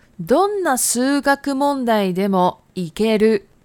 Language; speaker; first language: Japanese; non-native, fluent; Chinese